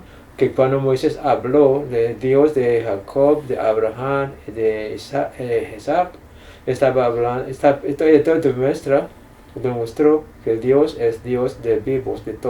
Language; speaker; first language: Spanish; non-native, fluent; English